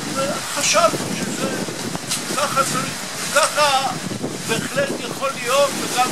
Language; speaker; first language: Hebrew; non-native, fluent; Italian